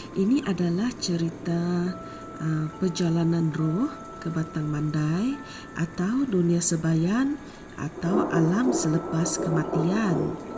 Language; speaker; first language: Malay; non-native, local second language; Iban